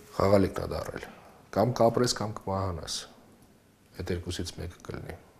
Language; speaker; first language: Armenian; early bilingual, heritage; Armenian